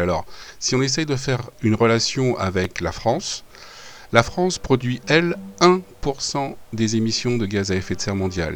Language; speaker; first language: French; native; French